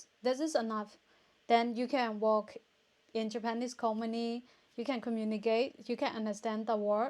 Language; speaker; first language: English; non-native, fluent; Burmese